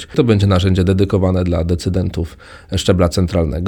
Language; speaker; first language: Polish; native; Polish